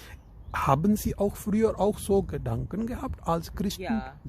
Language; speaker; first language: German; non-native, fluent; Urdu